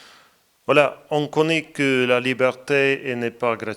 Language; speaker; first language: French; non-native, fluent; Latvian